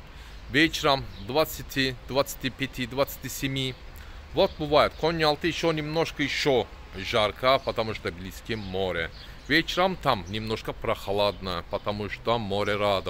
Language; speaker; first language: Russian; non-native, learner; Turkish